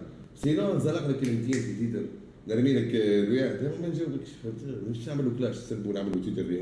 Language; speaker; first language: Arabic; native; Arabic